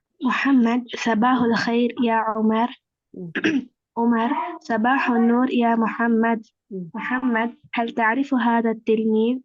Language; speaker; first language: Arabic; non-native, learner; Tamil